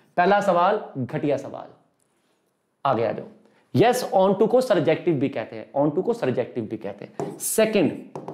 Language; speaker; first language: Hindi; native; Hindi